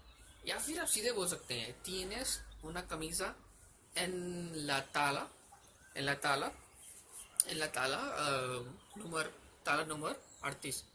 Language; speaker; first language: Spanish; non-native, learner; Hindi